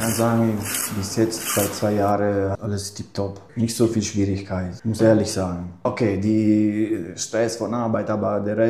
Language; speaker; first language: German; non-native, fluent; Italian